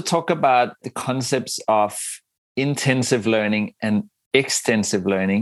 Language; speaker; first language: English; non-native, fluent; Danish